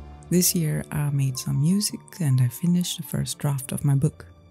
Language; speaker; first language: English; non-native, fluent; Swedish